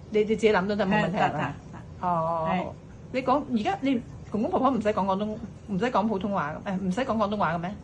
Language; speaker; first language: Cantonese; native; Cantonese